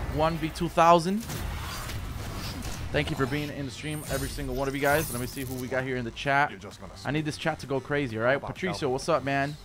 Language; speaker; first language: English; native; English